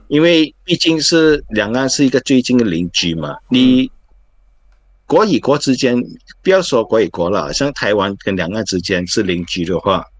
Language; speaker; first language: Chinese; native; Chinese